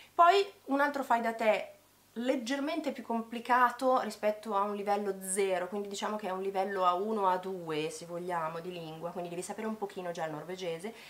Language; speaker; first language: Italian; native; Italian